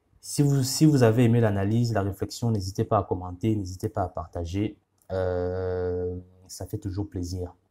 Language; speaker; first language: French; non-native, local second language; Ghomala